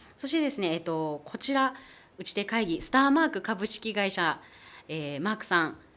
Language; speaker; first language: Japanese; native; Japanese